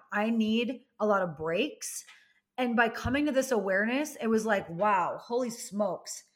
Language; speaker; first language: English; native; English